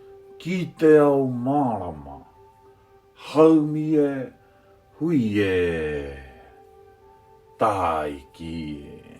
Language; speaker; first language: Māori; non-native, local second language; English